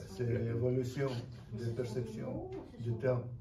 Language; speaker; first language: French; non-native, fluent; Russian